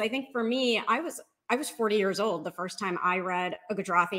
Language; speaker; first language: English; native; English